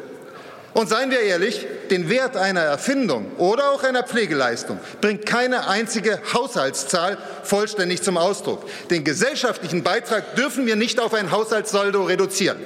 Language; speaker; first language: German; native; German